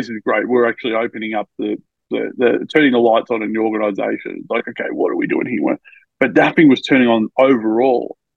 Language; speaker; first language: English; native; English